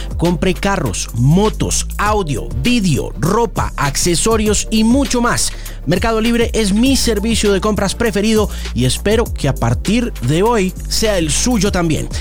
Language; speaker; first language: Spanish; native; Spanish